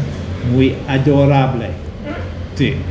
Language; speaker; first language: Spanish; non-native, learner; English